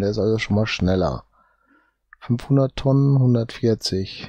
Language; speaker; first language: German; native; German